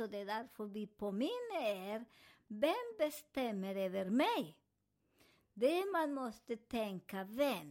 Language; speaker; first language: Swedish; non-native, fluent; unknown